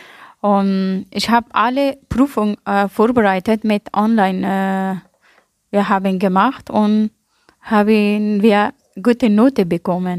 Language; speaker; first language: German; non-native, learner; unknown